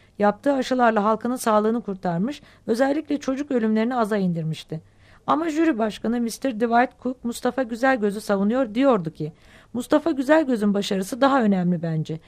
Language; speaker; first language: Turkish; native; Turkish